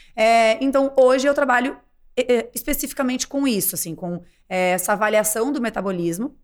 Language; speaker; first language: Portuguese; native; Portuguese